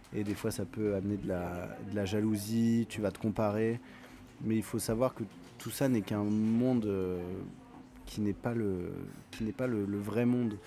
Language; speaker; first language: French; native; French